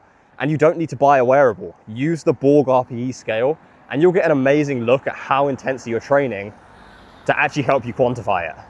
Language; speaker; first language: English; native; English